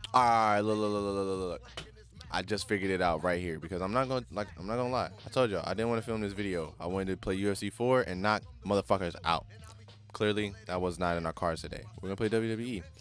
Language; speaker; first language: English; native; English